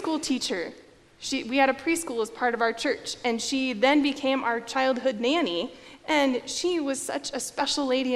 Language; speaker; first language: English; native; English